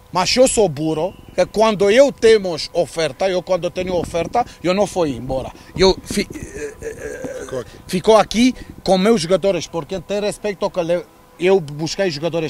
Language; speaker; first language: Portuguese; non-native, learner; Romanian